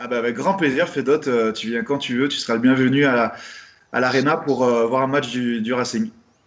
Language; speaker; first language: French; native; French